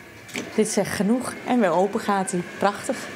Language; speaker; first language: Dutch; native; Dutch